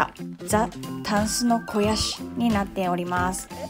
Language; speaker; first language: Japanese; native; Japanese